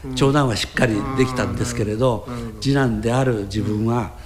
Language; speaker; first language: Japanese; native; Japanese